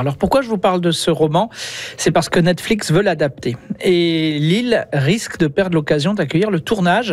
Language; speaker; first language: French; native; French